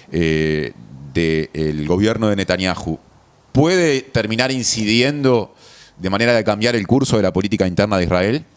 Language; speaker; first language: Spanish; native; Spanish